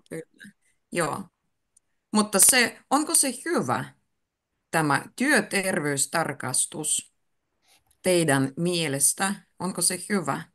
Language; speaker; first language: Finnish; non-native, fluent; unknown